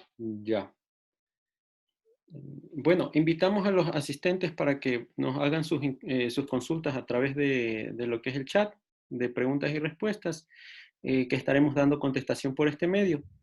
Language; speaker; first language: Spanish; native; Spanish